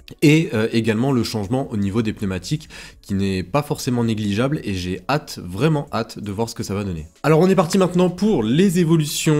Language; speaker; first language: French; native; French